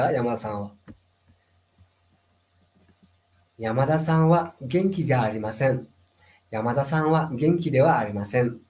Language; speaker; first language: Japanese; non-native, fluent; Nepali